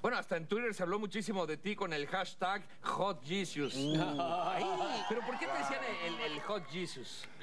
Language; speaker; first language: Spanish; native; Spanish